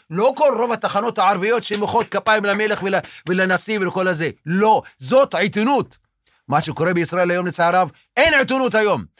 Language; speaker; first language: Hebrew; non-native, local second language; Arabic